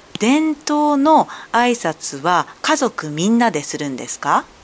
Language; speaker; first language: Japanese; native; Japanese